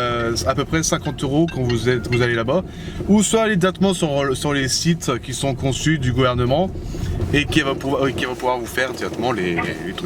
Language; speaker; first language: French; native; French